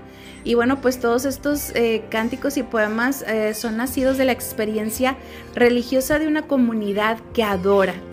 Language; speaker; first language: Spanish; native; Spanish